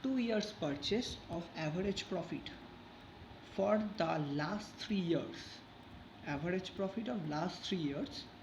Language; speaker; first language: English; non-native, local second language; Bangla